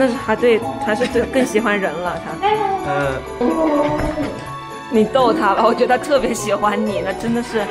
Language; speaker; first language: Chinese; native; Chinese